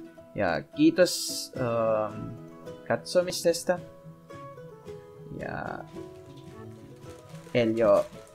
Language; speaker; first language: Finnish; non-native, learner; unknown